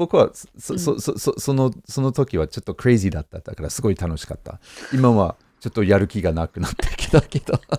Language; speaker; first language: Japanese; non-native, fluent; English